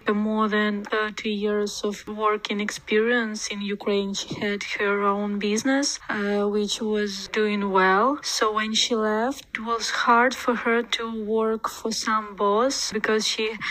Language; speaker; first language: English; non-native, learner; Ukrainian